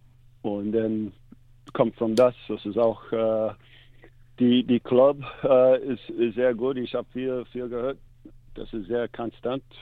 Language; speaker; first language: German; non-native, fluent; English